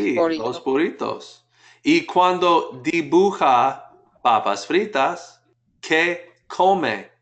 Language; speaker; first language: Spanish; non-native, fluent; English